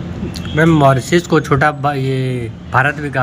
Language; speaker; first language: Hindi; native; Hindi